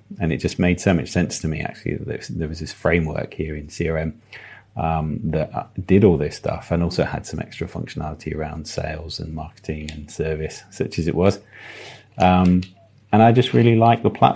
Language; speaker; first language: English; native; English